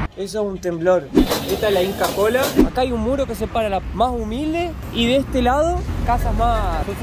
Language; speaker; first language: Spanish; native; Spanish